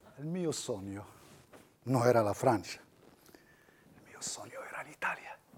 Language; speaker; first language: Italian; non-native, fluent; Arabic